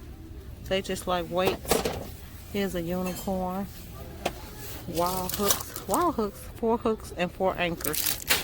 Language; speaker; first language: English; native; English